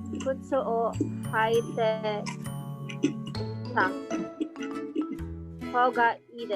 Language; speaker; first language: Japanese; non-native, learner; Filipino